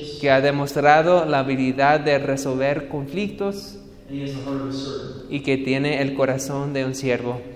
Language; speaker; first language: Spanish; non-native, fluent; English